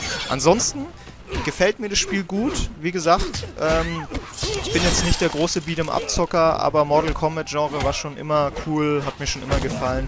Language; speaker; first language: German; native; German